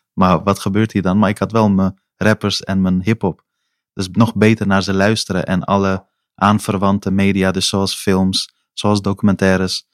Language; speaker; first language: Dutch; early bilingual, other home language; Persian